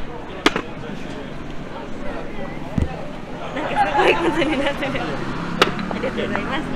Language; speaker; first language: Japanese; native; Japanese